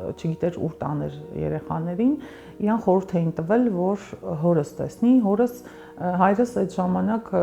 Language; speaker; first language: Armenian; native; Armenian